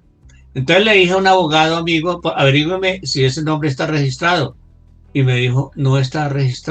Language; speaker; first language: Spanish; native; Spanish